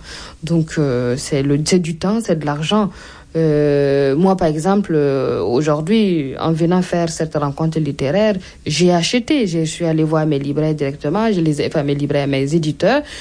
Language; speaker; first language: French; non-native, local second language; Mossi